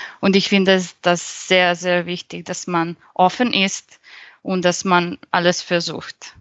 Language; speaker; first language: German; non-native, fluent; Serbian